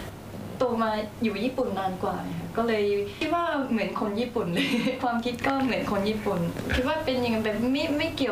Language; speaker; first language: Thai; early bilingual, heritage; Japanese